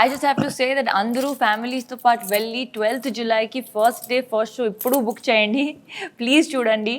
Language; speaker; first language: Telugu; non-native, fluent; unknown